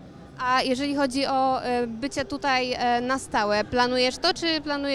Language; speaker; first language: Polish; native; Polish